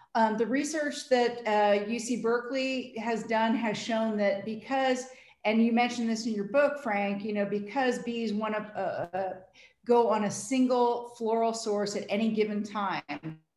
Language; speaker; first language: English; native; English